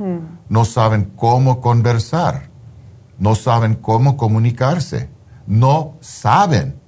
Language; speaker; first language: Spanish; early bilingual, heritage; Spanish